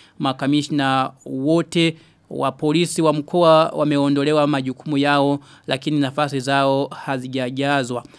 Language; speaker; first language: Swahili; non-native, local second language; Rundi